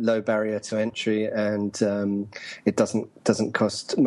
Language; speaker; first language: English; native; English